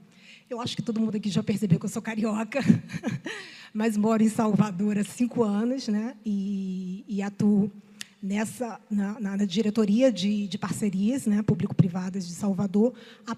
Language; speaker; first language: Portuguese; native; Portuguese